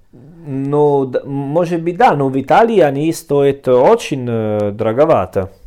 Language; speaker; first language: Russian; non-native, learner; Italian